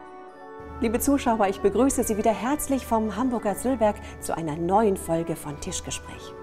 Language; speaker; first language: German; native; German